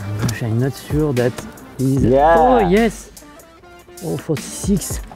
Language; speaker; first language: English; non-native, fluent; French